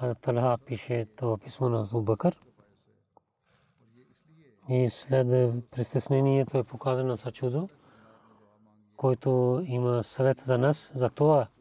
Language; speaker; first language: Bulgarian; non-native, learner; Urdu